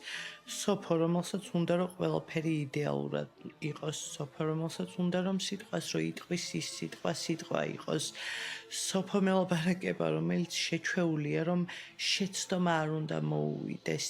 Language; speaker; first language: Georgian; native; Georgian